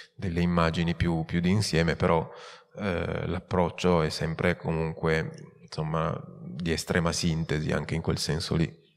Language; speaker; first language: Italian; native; Italian